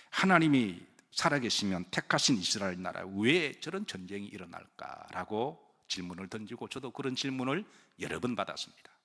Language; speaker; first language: Korean; native; Korean